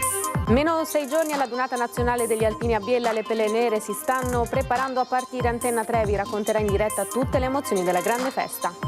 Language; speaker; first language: Italian; native; Italian